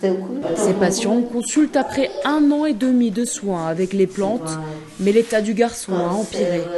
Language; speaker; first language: French; native; French